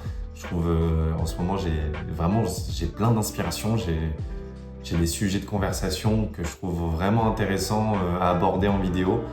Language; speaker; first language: French; native; French